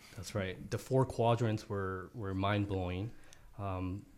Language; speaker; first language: English; non-native, fluent; Japanese